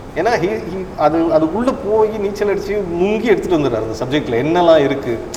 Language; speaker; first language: Tamil; native; Tamil